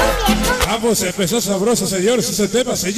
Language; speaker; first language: Spanish; native; Spanish